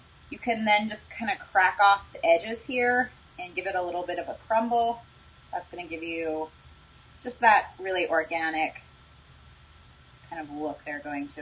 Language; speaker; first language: English; native; English